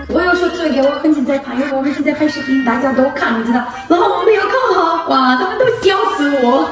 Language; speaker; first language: Chinese; non-native, learner; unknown